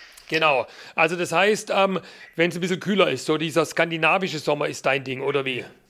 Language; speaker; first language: German; native; German